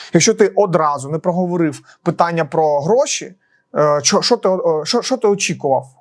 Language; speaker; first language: Ukrainian; non-native, local second language; Russian